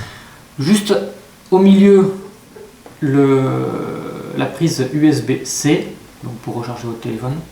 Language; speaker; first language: French; native; French